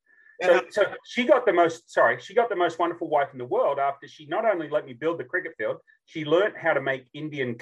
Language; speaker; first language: English; native; English